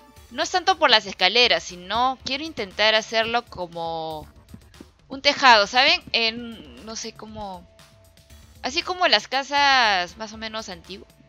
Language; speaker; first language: Spanish; native; Spanish